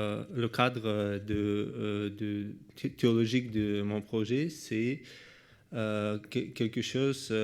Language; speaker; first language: French; non-native, learner; Russian